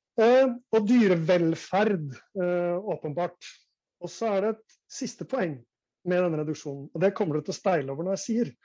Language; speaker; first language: Norwegian; native; Norwegian